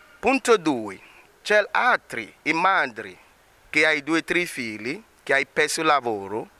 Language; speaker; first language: Italian; non-native, learner; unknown